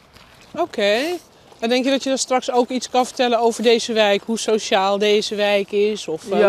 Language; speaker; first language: Dutch; native; Dutch